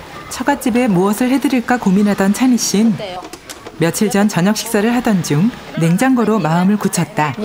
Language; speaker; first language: Korean; native; Korean